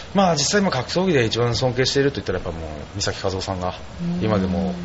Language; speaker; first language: Japanese; native; Japanese